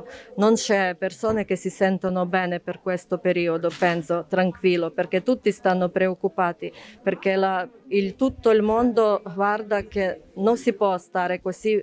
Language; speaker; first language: Italian; non-native, fluent; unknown